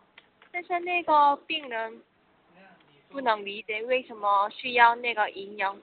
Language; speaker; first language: Chinese; non-native, learner; Korean